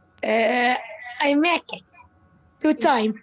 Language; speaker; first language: English; non-native, learner; Arabic